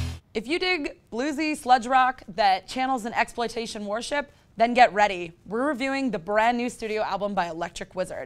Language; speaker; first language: English; native; English